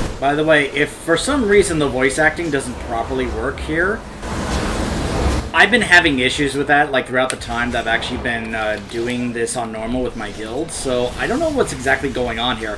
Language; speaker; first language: English; native; English